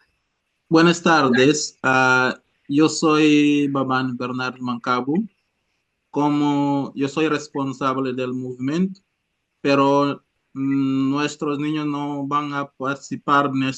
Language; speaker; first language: Spanish; non-native, fluent; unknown